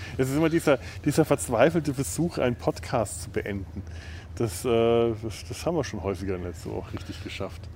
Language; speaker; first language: German; native; German